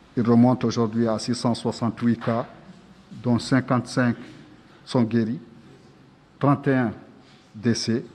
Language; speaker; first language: French; non-native, local second language; Arabic